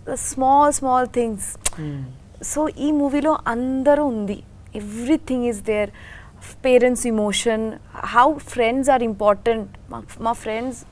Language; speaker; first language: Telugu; non-native, learner; Bangla